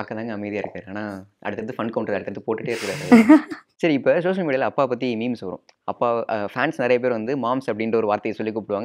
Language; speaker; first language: Tamil; native; Tamil